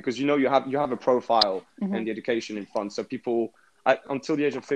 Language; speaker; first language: English; native; English